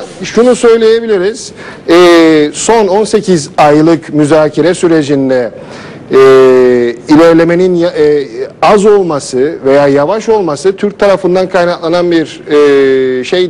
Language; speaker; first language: Turkish; native; Turkish